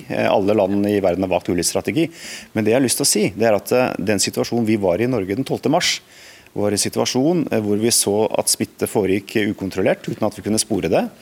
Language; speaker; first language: Norwegian; native; Norwegian